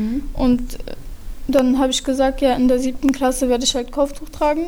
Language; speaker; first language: German; early bilingual, other home language; Turkish